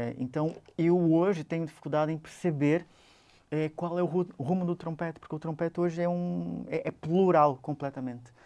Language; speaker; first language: Portuguese; native; Portuguese